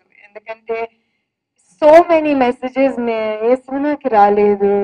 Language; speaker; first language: Telugu; non-native, fluent; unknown